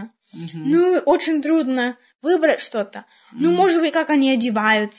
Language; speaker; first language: Russian; early bilingual, heritage; Russian